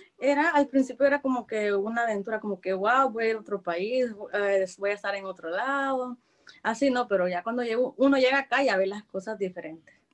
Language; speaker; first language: Spanish; native; Spanish